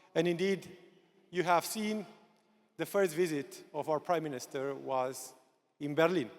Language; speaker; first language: English; non-native, fluent; Romanian